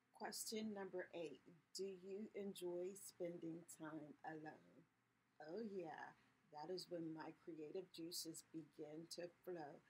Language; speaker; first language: English; native; English